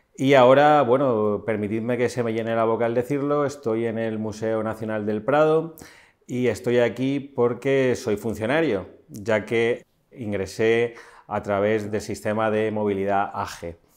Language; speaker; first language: Spanish; native; Spanish